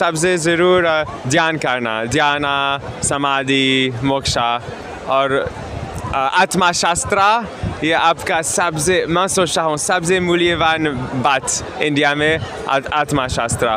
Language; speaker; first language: Hindi; non-native, learner; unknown